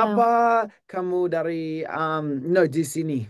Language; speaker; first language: Indonesian; non-native, learner; English